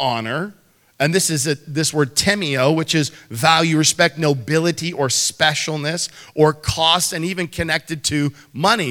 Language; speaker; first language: English; native; English